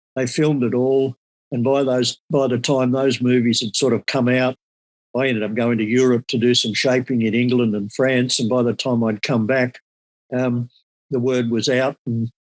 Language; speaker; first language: English; native; English